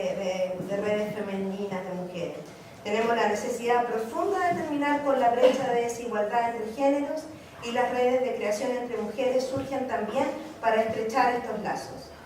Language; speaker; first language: Spanish; native; Spanish